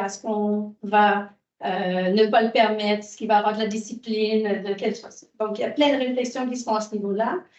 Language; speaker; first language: French; native; French